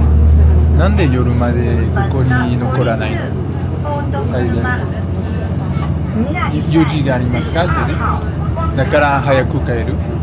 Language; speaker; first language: Japanese; non-native, fluent; French